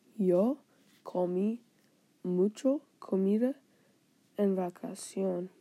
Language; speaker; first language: Spanish; non-native, learner; English